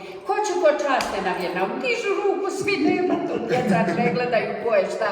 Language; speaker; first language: Croatian; native; Croatian